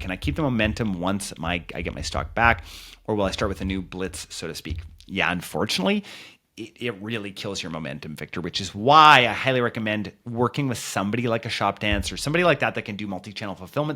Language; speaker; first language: English; native; English